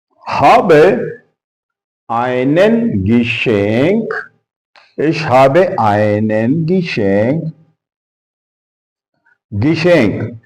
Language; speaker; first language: German; non-native, fluent; Urdu